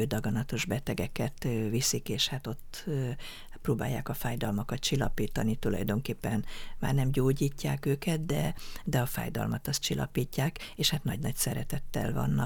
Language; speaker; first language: Hungarian; native; Hungarian